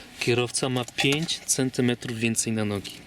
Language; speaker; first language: Polish; native; Polish